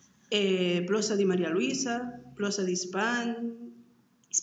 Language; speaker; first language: Russian; non-native, learner; Spanish